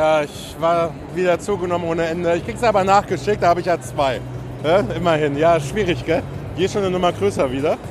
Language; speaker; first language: German; native; German